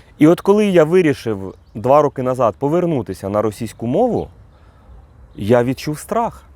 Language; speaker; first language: Ukrainian; native; Ukrainian